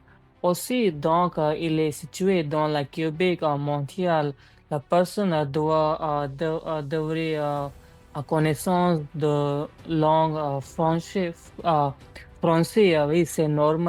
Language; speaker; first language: French; non-native, learner; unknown